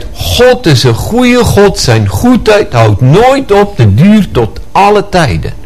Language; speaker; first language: Dutch; non-native, fluent; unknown